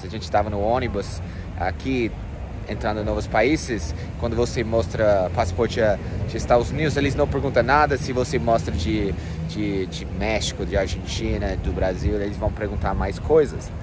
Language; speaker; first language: Portuguese; non-native, fluent; English